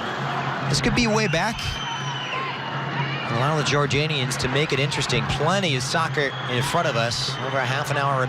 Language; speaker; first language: English; native; English